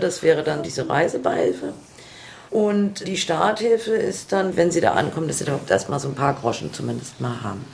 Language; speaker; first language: German; native; German